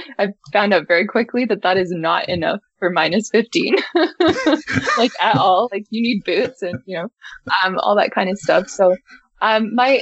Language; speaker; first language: English; native; English